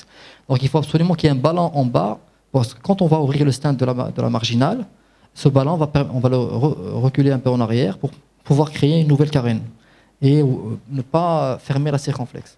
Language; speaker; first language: French; non-native, local second language; Arabic